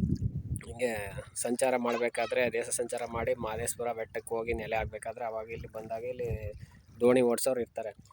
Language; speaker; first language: Kannada; native; Kannada